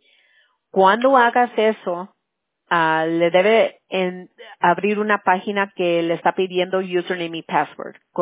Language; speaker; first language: Spanish; early bilingual, heritage; English